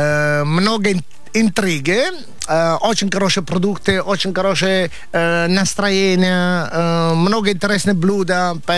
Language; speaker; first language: Russian; non-native, learner; Italian